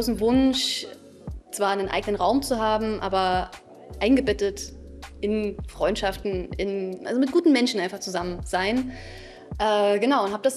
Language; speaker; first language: German; native; German